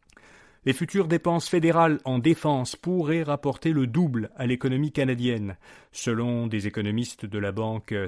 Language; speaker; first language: French; native; French